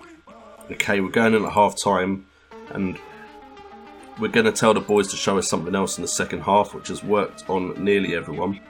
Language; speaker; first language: English; native; English